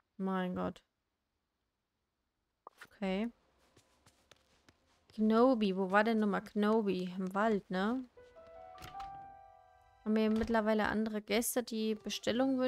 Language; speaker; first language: German; native; German